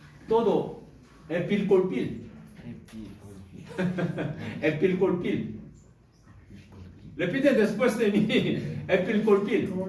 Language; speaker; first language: Spanish; non-native, learner; Korean